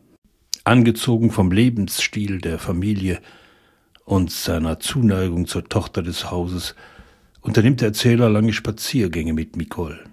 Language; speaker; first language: German; native; German